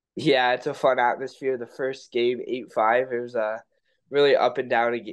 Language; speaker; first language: English; native; English